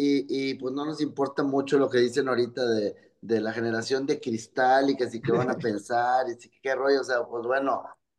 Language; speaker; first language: Spanish; native; Spanish